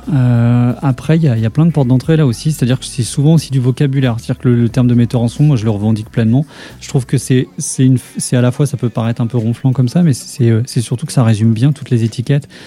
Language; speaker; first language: French; native; French